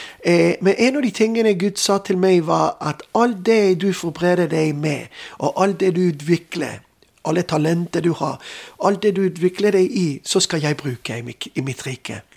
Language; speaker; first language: Norwegian; non-native, fluent; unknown